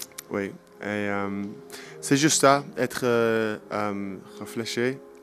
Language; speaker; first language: French; non-native, learner; English